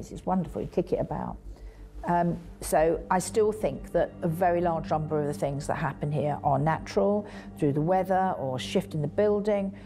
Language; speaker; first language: English; native; English